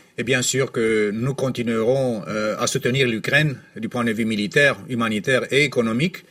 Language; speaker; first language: French; non-native, fluent; Romanian